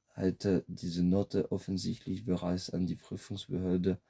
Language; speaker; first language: German; non-native, fluent; French